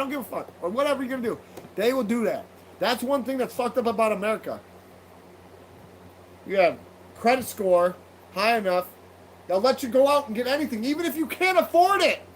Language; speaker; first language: English; native; English